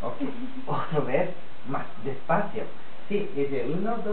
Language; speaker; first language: Spanish; non-native, learner; Japanese